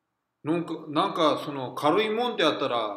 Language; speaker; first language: Japanese; non-native, fluent; Korean